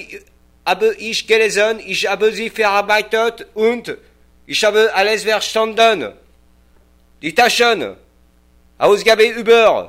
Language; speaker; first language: German; non-native, learner; French